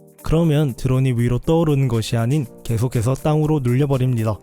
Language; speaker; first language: Korean; native; Korean